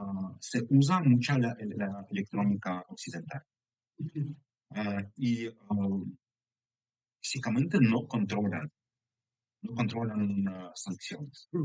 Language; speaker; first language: Spanish; non-native, fluent; Ukrainian